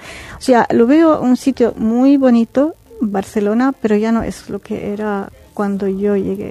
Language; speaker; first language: Spanish; non-native, fluent; Arabic